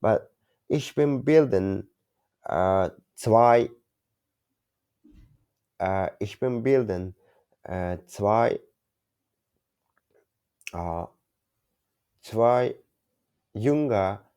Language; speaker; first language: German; non-native, learner; Turkish